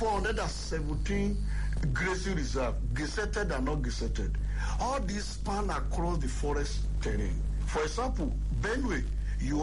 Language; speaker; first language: English; non-native, local second language; Yoruba